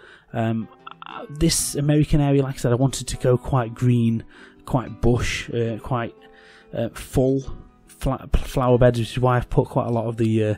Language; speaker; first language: English; native; English